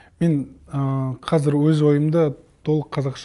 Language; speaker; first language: Kazakh; non-native, local second language; Russian